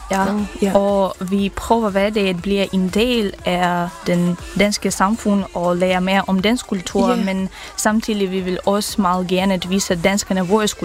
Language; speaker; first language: Danish; non-native, fluent; Ukrainian